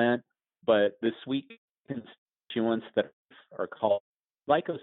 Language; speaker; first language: English; native; English